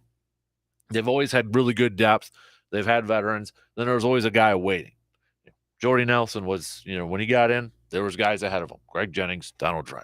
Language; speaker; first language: English; native; English